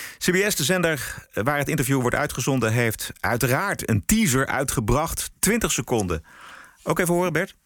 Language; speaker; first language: Dutch; native; Dutch